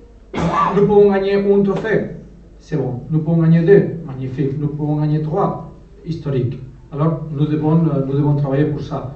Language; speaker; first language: French; non-native, learner; Spanish